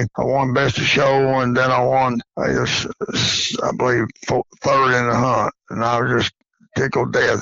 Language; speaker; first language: English; native; English